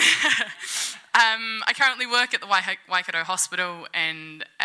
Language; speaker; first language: English; native; English